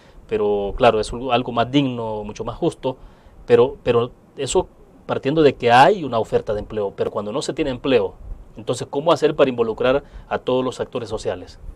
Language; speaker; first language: Spanish; native; Spanish